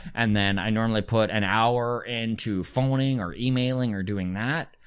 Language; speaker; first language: English; native; English